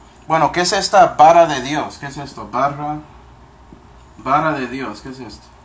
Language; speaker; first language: Spanish; non-native, fluent; English